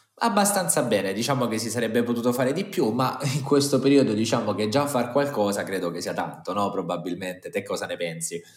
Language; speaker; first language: Italian; native; Italian